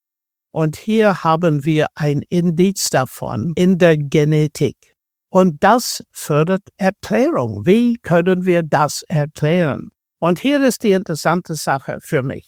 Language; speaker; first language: German; non-native, fluent; English